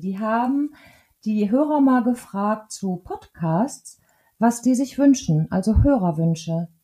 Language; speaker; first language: German; native; German